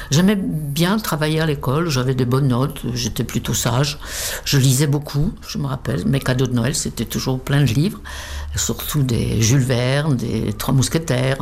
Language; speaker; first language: French; non-native, fluent; Czech